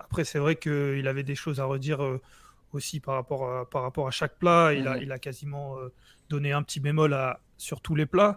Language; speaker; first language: French; native; French